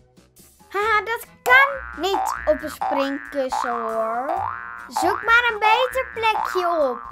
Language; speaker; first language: Dutch; native; Dutch